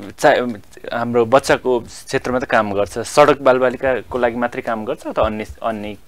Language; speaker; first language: Nepali; native; Nepali